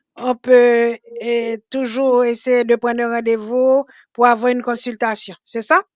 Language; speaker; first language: French; non-native, local second language; Haitian Creole